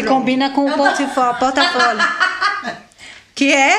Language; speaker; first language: Portuguese; native; Portuguese